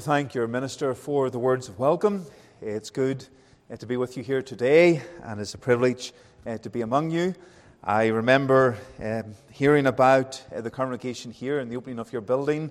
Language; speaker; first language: English; native; English